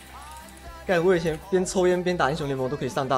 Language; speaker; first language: Chinese; native; Chinese